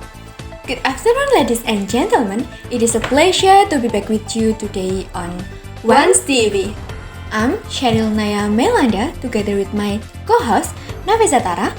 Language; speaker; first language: English; non-native, fluent; Indonesian